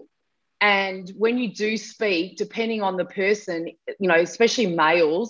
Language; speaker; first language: English; native; English